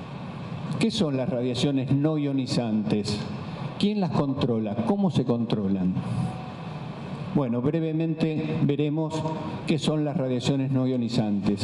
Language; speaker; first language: Spanish; native; Spanish